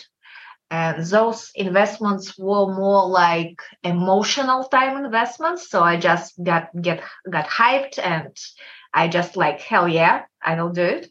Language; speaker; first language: English; non-native, fluent; Kazakh